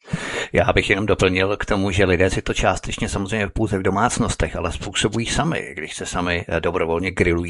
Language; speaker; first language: Czech; native; Czech